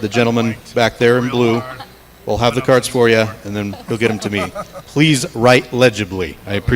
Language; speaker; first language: English; native; English